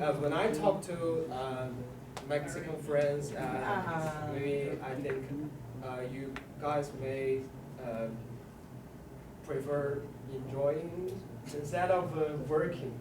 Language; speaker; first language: English; non-native, learner; Chinese